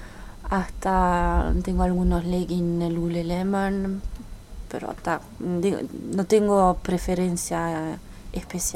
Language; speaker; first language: Spanish; early bilingual, heritage; French